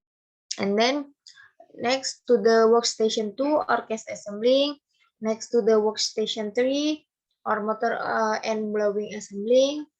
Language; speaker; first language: English; non-native, learner; Indonesian